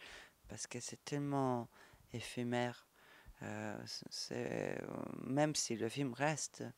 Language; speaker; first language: French; non-native, fluent; Italian